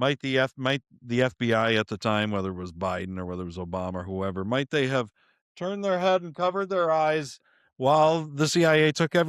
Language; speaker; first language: English; native; English